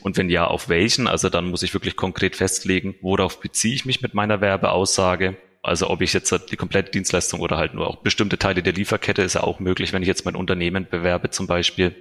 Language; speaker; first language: German; native; German